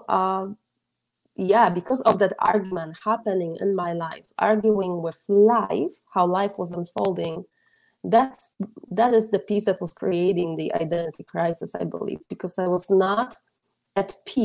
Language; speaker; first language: English; non-native, fluent; Polish